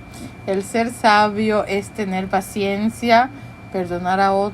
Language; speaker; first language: Spanish; early bilingual, heritage; Spanish